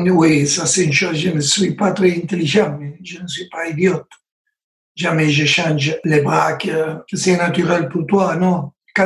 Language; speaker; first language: French; non-native, learner; Spanish